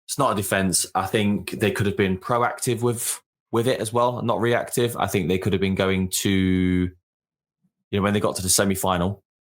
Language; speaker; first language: English; native; English